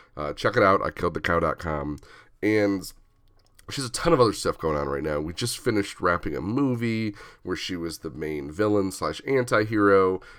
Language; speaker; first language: English; native; English